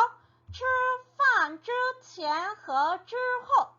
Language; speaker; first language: Chinese; non-native, fluent; Korean